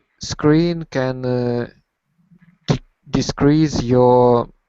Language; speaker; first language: English; non-native, learner; Russian